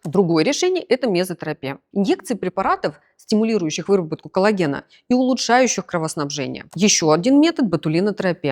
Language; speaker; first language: Russian; native; Russian